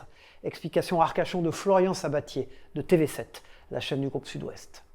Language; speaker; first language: French; native; French